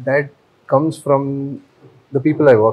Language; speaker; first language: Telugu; non-native, fluent; Tamil